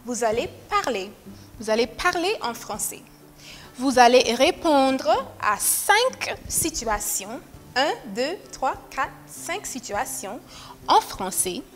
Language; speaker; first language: French; non-native, fluent; English